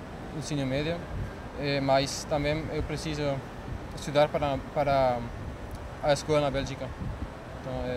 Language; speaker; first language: Portuguese; non-native, learner; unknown